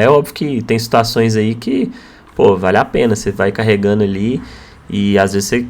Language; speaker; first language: Portuguese; native; Portuguese